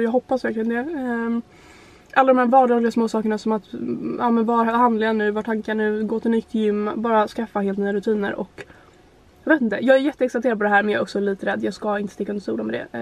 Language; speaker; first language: Swedish; native; Swedish